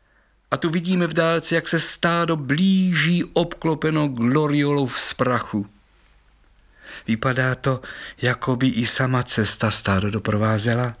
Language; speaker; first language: Czech; native; Czech